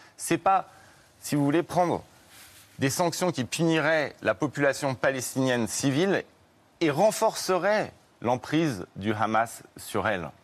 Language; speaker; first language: French; native; French